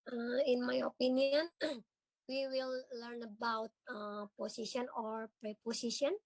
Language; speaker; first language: English; non-native, learner; Indonesian